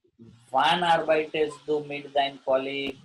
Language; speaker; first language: German; non-native, learner; Gujarati